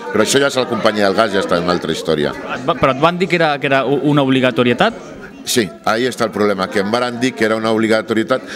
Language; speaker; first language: Catalan; native; Catalan